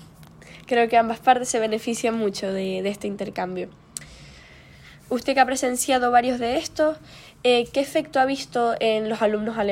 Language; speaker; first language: Spanish; native; Spanish